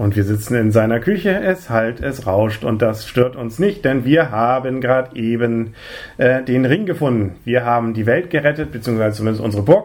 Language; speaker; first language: German; native; German